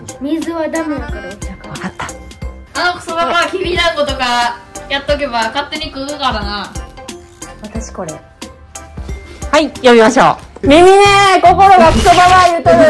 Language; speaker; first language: Japanese; native; Japanese